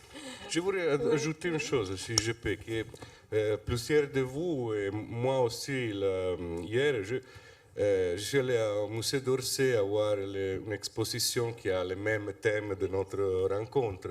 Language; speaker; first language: French; non-native, fluent; Italian